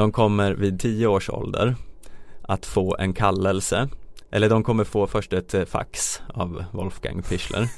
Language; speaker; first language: Swedish; native; Swedish